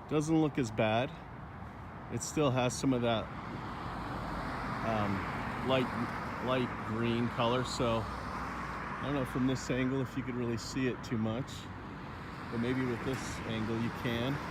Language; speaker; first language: English; native; English